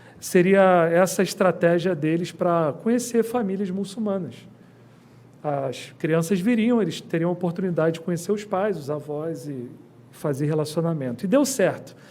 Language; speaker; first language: Portuguese; native; Portuguese